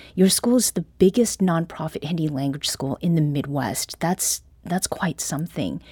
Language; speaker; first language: English; early bilingual, other home language; Korean